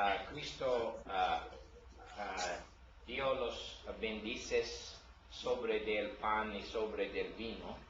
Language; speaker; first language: Spanish; non-native, learner; English